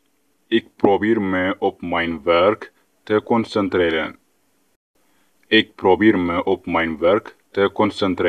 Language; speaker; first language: Dutch; non-native, fluent; Tigrinya